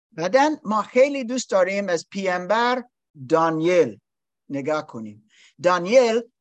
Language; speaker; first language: Persian; non-native, learner; English